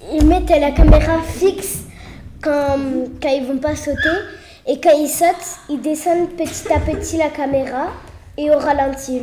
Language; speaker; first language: French; native; French